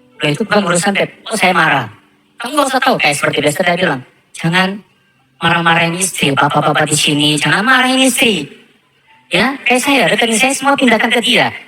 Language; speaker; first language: Indonesian; non-native, fluent; Korean